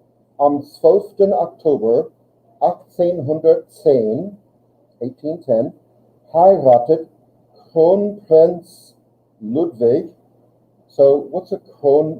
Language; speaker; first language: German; non-native, fluent; English